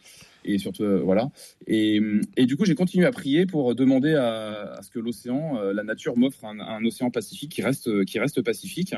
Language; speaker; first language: French; native; French